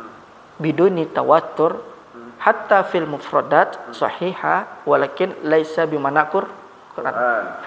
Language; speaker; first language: Arabic; non-native, fluent; Malay